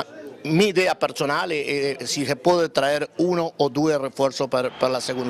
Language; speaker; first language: Italian; non-native, learner; Spanish